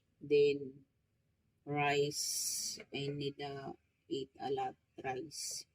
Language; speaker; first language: English; non-native, learner; Filipino